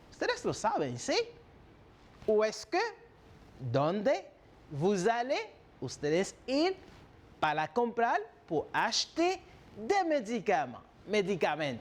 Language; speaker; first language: Spanish; non-native, fluent; French